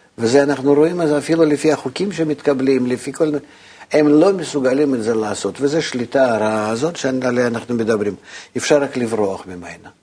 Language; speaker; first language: Hebrew; non-native, fluent; Russian